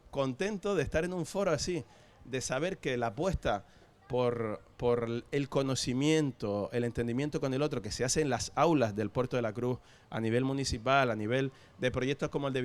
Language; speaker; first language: Spanish; native; Spanish